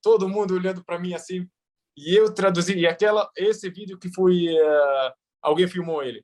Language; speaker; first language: Portuguese; early bilingual, heritage; Arabic